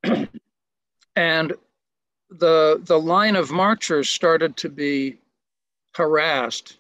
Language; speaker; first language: English; native; English